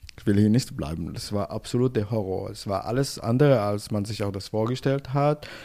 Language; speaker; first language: German; non-native, fluent; Arabic